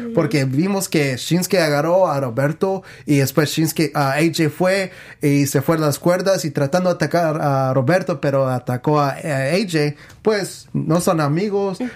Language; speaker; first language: Spanish; native; Spanish